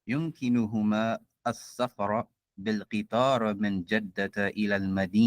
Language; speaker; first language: Arabic; non-native, learner; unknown